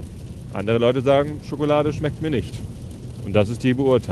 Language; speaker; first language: German; native; German